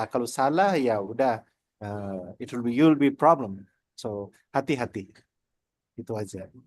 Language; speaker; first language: Indonesian; non-native, learner; Nepali